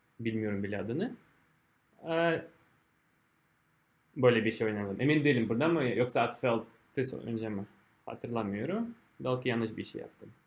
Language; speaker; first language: Turkish; non-native, fluent; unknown